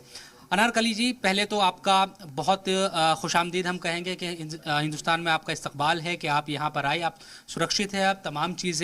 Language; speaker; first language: Hindi; native; Hindi